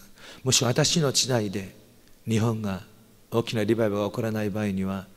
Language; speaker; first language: Japanese; non-native, fluent; Korean